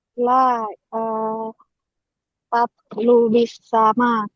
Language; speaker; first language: Arabic; non-native, learner; Indonesian